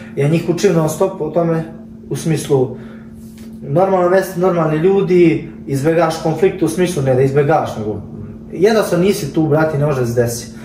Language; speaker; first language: Serbian; early bilingual, heritage; Serbian